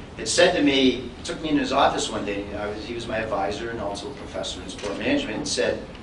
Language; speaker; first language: English; native; English